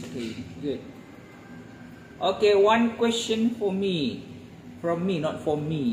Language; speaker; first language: English; non-native, fluent; Indonesian